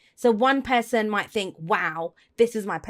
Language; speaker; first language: English; native; English